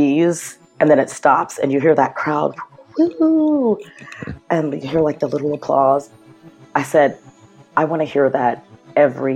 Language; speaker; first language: English; native; English